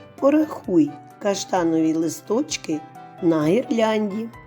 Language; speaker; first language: Ukrainian; native; Ukrainian